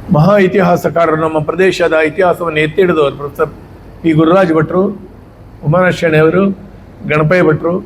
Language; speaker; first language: Kannada; native; Kannada